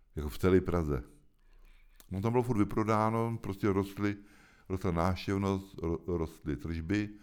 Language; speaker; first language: Czech; native; Czech